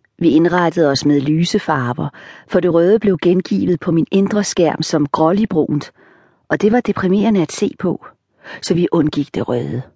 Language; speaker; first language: Danish; native; Danish